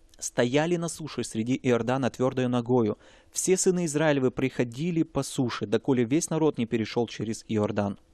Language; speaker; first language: Russian; native; Russian